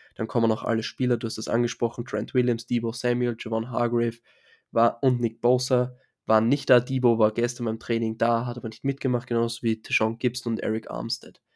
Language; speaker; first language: German; native; German